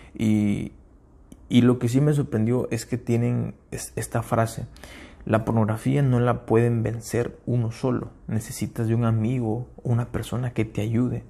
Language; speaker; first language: Spanish; early bilingual, heritage; Spanish